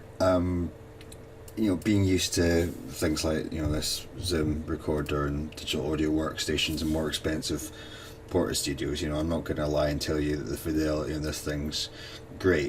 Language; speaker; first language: English; native; English